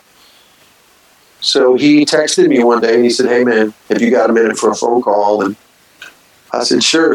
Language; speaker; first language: English; native; English